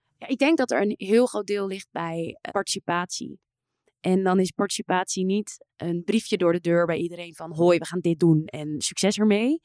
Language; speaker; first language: Dutch; native; Dutch